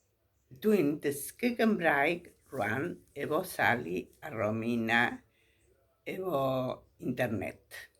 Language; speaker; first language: Welsh; early bilingual, heritage; Spanish